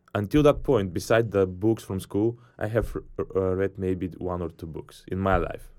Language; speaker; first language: English; non-native, fluent; Bulgarian